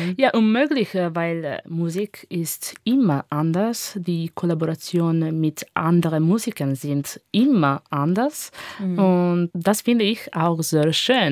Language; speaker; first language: German; non-native, learner; Italian